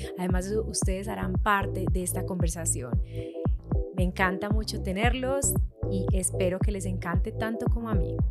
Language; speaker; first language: Spanish; native; Spanish